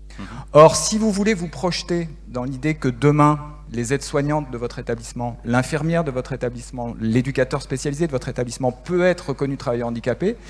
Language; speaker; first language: French; native; French